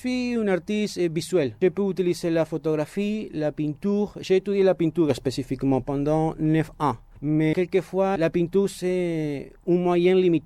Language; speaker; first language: French; non-native, fluent; Spanish